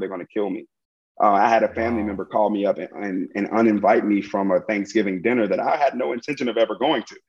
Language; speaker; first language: English; native; English